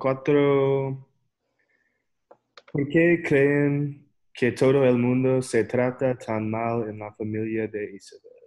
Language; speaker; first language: Spanish; non-native, learner; English